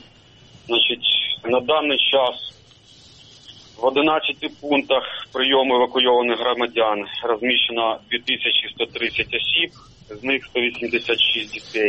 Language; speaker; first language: Ukrainian; native; Ukrainian